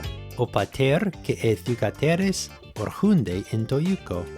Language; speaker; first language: Greek; non-native, fluent; English